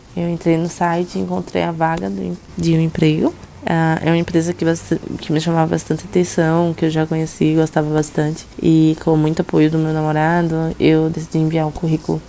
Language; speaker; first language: Portuguese; native; Portuguese